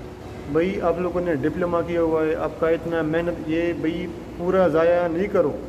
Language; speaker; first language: Hindi; non-native, local second language; Pashto